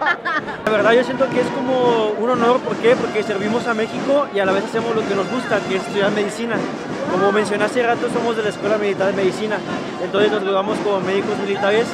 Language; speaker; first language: Spanish; native; Spanish